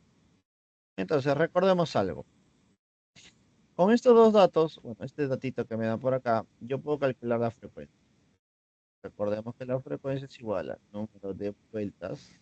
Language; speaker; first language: Spanish; native; Spanish